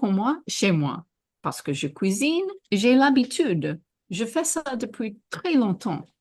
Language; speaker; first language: French; non-native, fluent; English